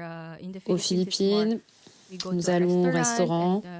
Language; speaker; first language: French; non-native, fluent; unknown